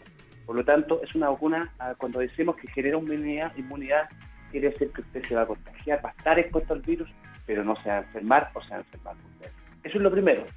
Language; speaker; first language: Spanish; native; Spanish